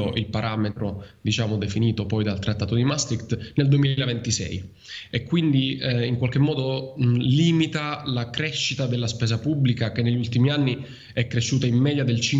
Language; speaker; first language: Italian; native; Italian